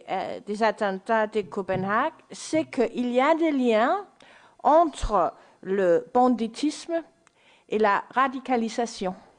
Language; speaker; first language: French; non-native, fluent; Danish